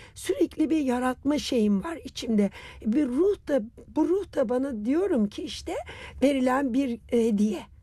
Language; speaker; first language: Turkish; non-native, fluent; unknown